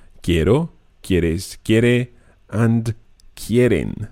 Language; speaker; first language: Spanish; non-native, fluent; English